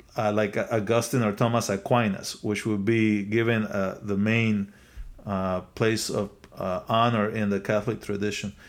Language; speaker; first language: English; non-native, fluent; Spanish